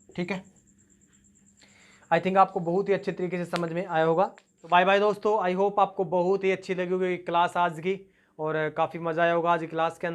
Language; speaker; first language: Hindi; native; Hindi